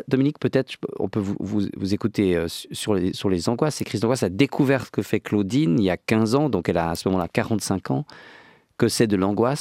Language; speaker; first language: French; native; French